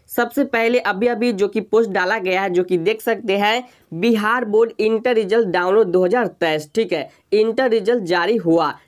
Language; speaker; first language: Hindi; native; Hindi